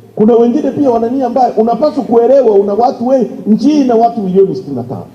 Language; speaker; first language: Swahili; native; Swahili